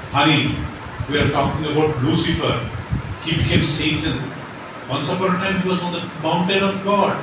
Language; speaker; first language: English; non-native, local second language; Telugu